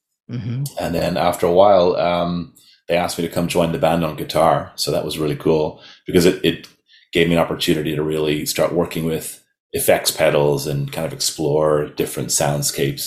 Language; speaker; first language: English; native; English